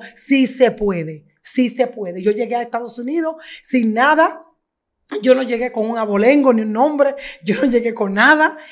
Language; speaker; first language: Spanish; native; Spanish